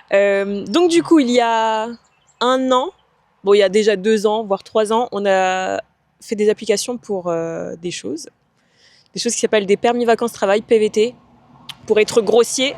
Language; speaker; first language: French; native; French